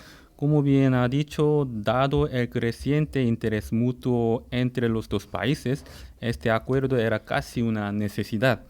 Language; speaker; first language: Spanish; non-native, fluent; Korean